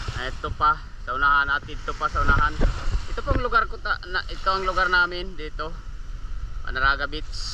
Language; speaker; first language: Filipino; non-native, local second language; Cebuano